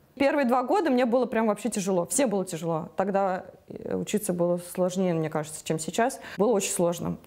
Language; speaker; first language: Russian; native; Russian